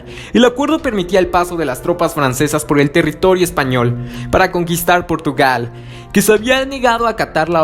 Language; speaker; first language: Spanish; native; Spanish